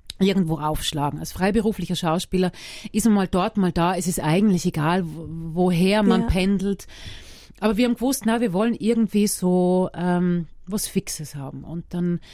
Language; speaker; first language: German; native; German